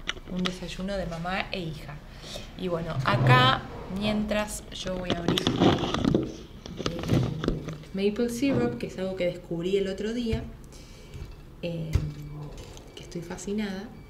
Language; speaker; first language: Spanish; native; Spanish